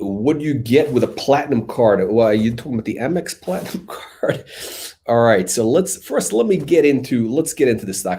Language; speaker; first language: English; native; English